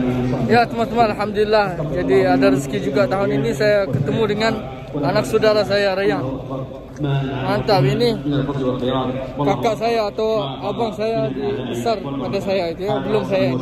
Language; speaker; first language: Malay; early bilingual, heritage; Malay